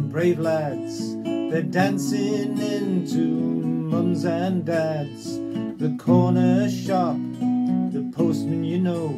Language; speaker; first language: English; native; English